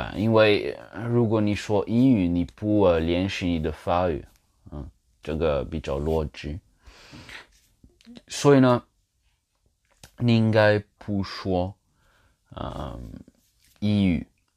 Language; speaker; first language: Chinese; non-native, learner; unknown